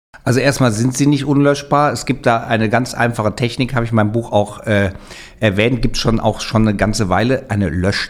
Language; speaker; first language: German; native; German